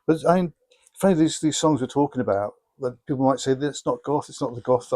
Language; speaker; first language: English; native; English